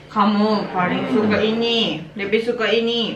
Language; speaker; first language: Indonesian; non-native, learner; Japanese